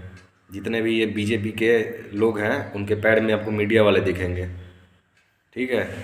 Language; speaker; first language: Hindi; native; Hindi